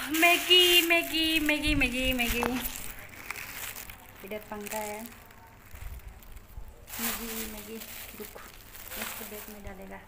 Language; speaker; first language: Hindi; non-native, local second language; Bodo